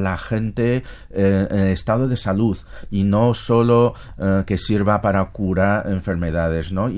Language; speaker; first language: Spanish; non-native, fluent; Chinese